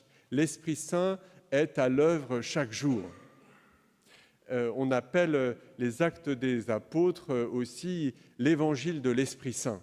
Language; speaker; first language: French; native; French